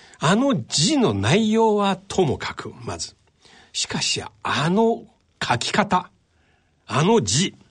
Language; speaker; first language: Japanese; non-native, fluent; Chinese